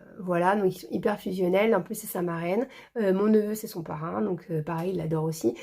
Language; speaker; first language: French; early bilingual, other home language; Portuguese